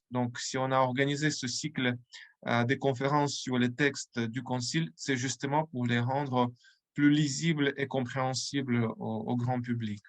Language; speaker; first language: French; non-native, fluent; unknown